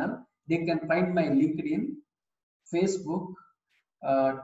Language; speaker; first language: English; non-native, local second language; Telugu